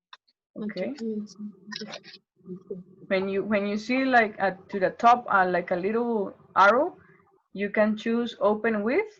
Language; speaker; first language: English; non-native, learner; Spanish